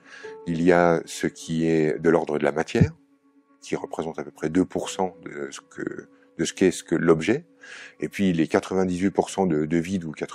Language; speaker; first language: French; native; French